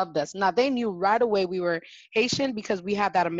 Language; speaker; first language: English; early bilingual, other home language; French